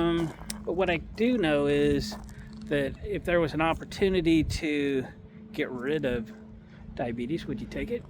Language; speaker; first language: English; native; English